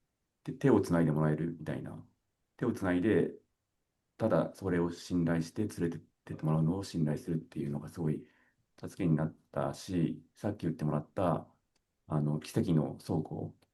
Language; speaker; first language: Japanese; native; Japanese